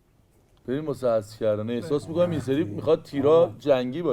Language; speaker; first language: Persian; native; Persian